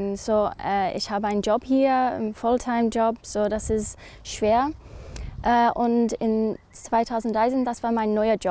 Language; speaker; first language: German; non-native, learner; English